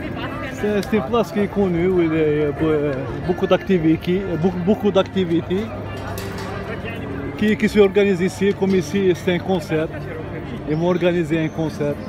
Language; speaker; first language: French; non-native, local second language; Arabic